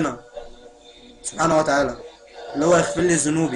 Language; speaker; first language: Arabic; native; Arabic